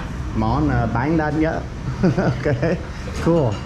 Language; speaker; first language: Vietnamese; non-native, learner; English